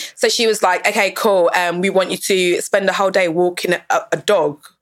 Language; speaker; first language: English; native; English